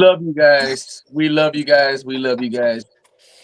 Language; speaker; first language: English; native; English